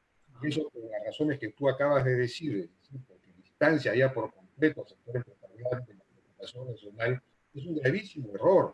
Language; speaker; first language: Spanish; native; Spanish